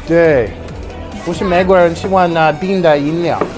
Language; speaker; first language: Chinese; non-native, fluent; English